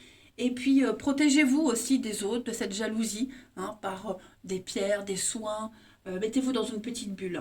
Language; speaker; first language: French; native; French